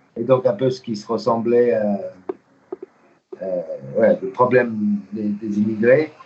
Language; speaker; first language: French; non-native, fluent; English